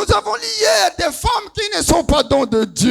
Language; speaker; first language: French; non-native, local second language; Lingala